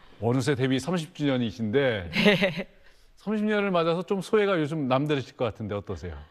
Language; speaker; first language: Korean; native; Korean